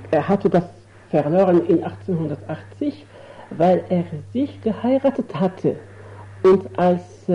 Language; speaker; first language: German; non-native, fluent; Arabic